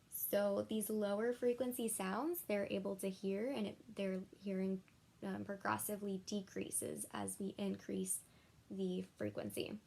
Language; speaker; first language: English; native; English